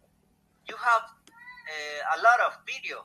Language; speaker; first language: English; non-native, learner; Spanish